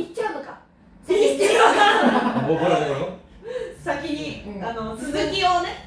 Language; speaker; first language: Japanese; native; Japanese